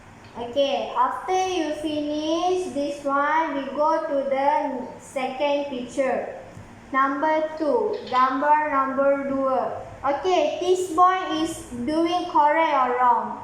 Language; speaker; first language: English; non-native, learner; Malay